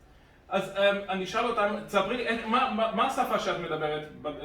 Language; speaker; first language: Hebrew; non-native, fluent; English